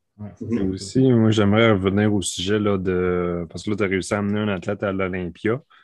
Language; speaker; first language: French; native; French